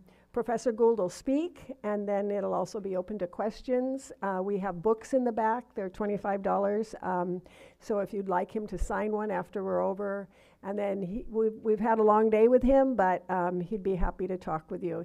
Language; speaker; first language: English; native; English